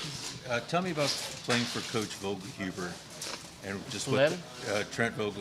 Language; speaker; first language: English; native; English